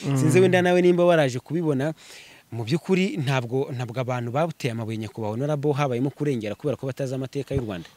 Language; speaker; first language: Kinyarwanda; native; Kinyarwanda